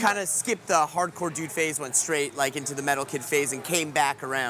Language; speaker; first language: English; native; English